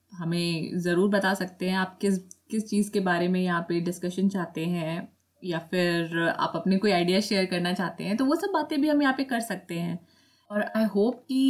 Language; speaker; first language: Hindi; native; Hindi